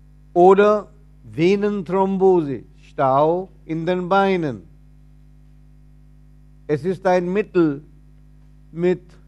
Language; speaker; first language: German; non-native, fluent; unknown